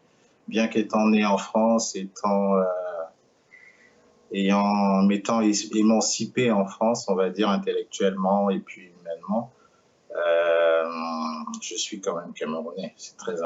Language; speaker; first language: French; native; French